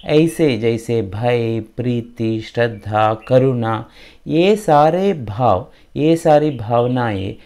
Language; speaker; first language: Hindi; non-native, local second language; Kannada